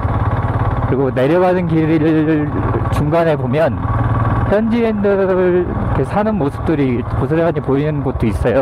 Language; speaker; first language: Korean; native; Korean